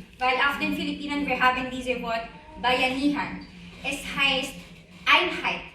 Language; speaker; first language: German; non-native, learner; Filipino